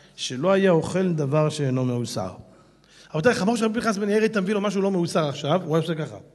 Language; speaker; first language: Hebrew; native; Hebrew